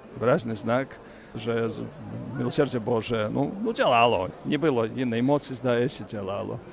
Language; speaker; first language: Polish; early bilingual, heritage; Polish